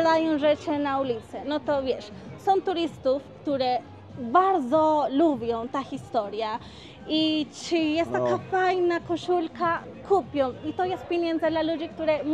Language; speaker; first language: Polish; non-native, learner; Spanish